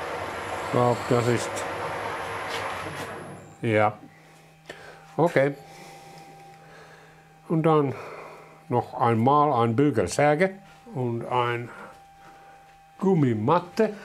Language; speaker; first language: German; non-native, learner; Finnish